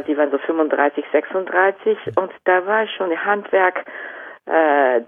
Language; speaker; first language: German; non-native, fluent; Japanese